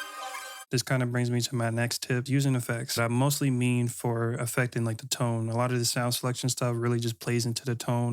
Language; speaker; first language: English; native; English